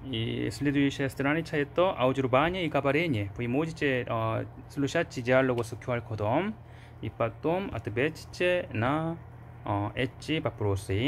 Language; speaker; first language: Russian; non-native, learner; Korean